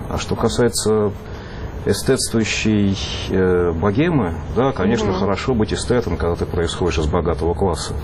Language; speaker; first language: Russian; native; Russian